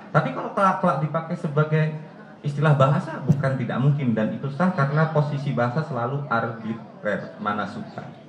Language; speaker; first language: Indonesian; non-native, local second language; Javanese